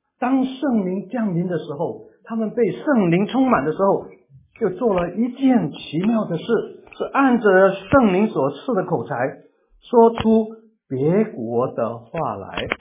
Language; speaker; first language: Chinese; non-native, local second language; Cantonese